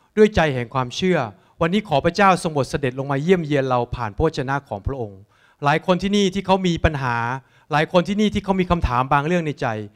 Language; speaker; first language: Thai; native; Thai